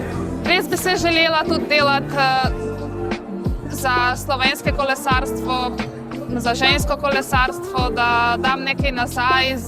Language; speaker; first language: Slovenian; non-native, fluent; Polish